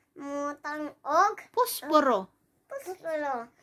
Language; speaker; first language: Cebuano; non-native, learner; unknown